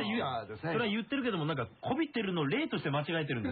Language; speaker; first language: Japanese; native; Japanese